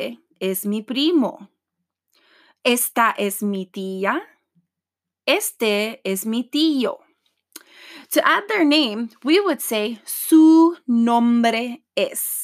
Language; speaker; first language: Spanish; non-native, learner; English